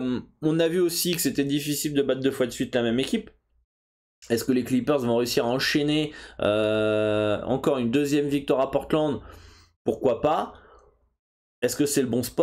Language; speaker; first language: French; native; French